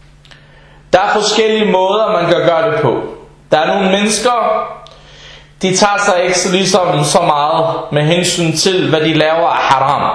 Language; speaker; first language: Danish; early bilingual, other home language; Arabic